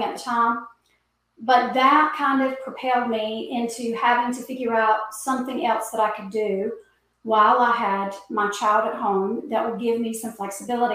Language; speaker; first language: English; native; English